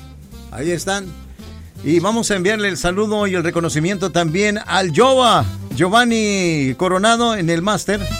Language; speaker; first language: Spanish; native; Spanish